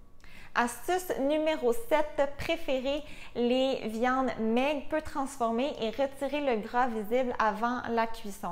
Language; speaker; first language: French; native; French